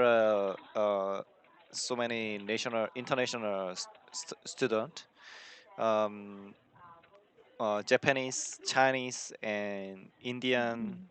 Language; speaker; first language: English; non-native, learner; Korean